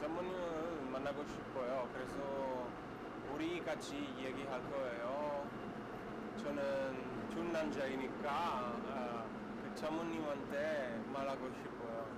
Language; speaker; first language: Korean; non-native, learner; Italian